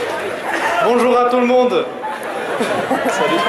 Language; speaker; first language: French; non-native, fluent; Armenian